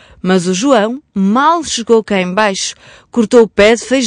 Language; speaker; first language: Portuguese; native; Portuguese